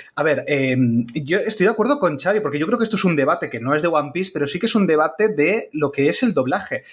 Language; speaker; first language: Spanish; native; Spanish